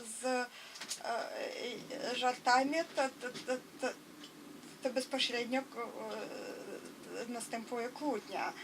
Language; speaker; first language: Polish; non-native, fluent; Russian